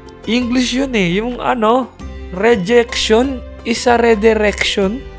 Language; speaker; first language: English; non-native, local second language; Filipino